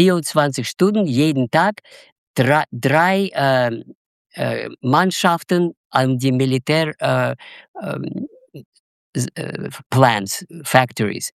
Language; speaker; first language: German; non-native, learner; Russian